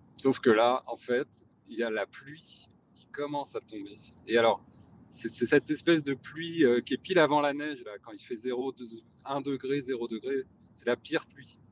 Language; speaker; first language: French; native; French